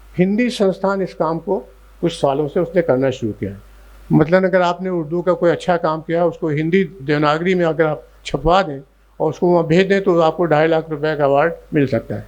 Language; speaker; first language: Urdu; native; Urdu